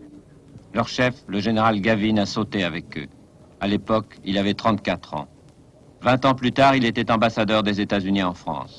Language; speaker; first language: French; native; French